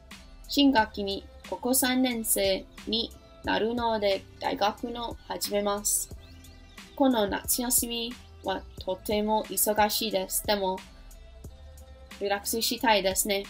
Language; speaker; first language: Japanese; non-native, learner; English